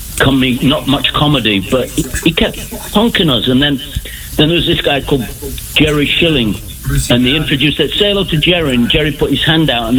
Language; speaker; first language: English; native; English